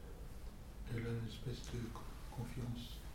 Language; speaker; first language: French; non-native, fluent; English